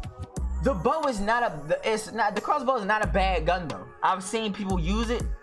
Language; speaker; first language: English; native; English